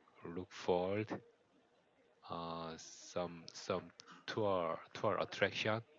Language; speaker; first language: English; non-native, learner; Korean